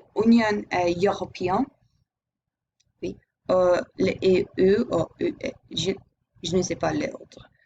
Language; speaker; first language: French; non-native, learner; English